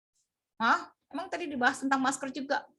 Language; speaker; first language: Indonesian; native; Indonesian